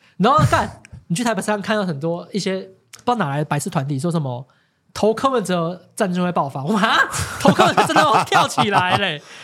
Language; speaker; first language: Chinese; native; Chinese